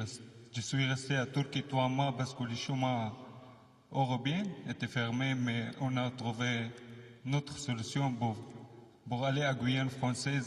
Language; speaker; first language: French; non-native, learner; Arabic